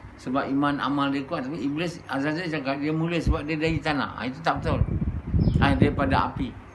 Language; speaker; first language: Malay; native; Malay